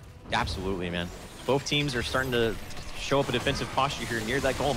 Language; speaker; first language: English; native; English